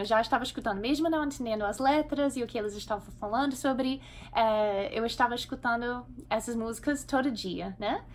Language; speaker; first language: Portuguese; non-native, fluent; English